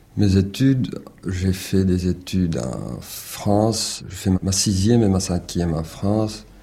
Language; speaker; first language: French; early bilingual, other home language; Spanish